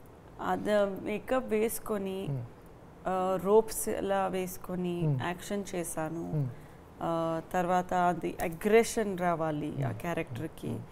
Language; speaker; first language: Telugu; non-native, fluent; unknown